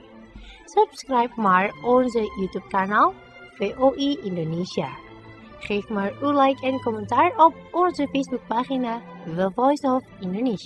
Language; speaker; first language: Dutch; non-native, learner; Indonesian